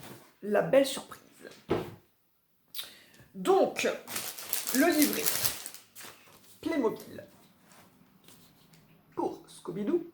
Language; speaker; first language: French; native; French